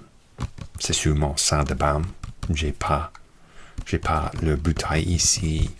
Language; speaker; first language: French; non-native, learner; English